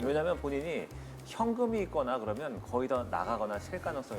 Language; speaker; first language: Korean; native; Korean